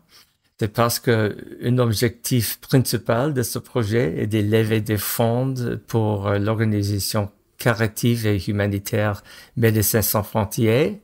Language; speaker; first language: French; non-native, fluent; English